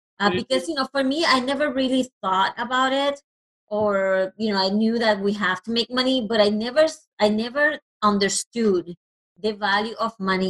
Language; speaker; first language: English; non-native, fluent; Spanish